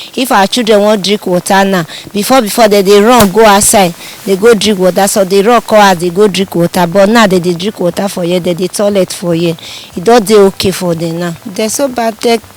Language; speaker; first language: Nigerian Pidgin; non-native, local second language; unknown